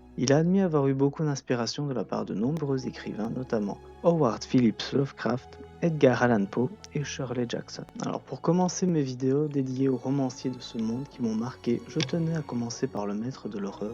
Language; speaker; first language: French; native; French